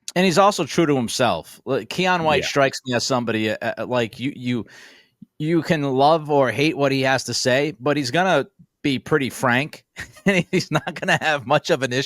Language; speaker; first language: English; native; English